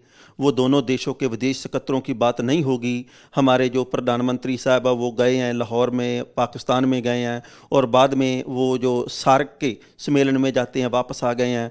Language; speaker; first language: Hindi; non-native, local second language; Punjabi